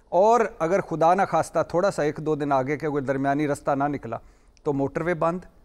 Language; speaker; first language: Urdu; non-native, local second language; Punjabi